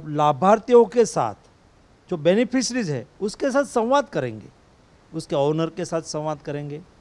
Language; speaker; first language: Hindi; non-native, local second language; Gujarati